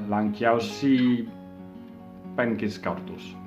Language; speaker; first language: Lithuanian; non-native, learner; English